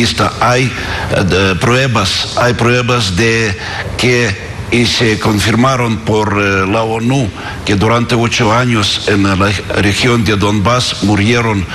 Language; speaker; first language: Spanish; non-native, fluent; Russian